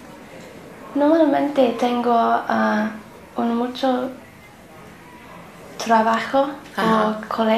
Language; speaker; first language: Spanish; non-native, learner; English